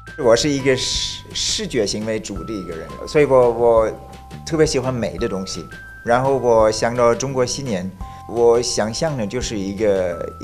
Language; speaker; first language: Chinese; non-native, fluent; German